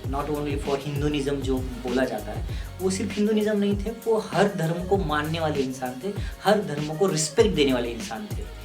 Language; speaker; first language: Hindi; non-native, local second language; Marathi